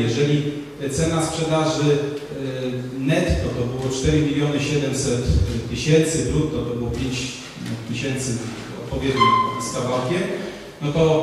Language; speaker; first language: Polish; native; Polish